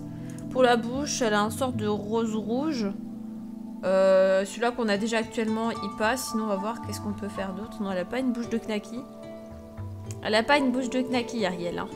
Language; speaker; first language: French; native; French